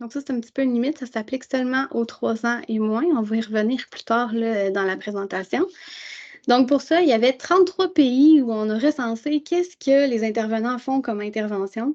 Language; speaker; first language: French; native; French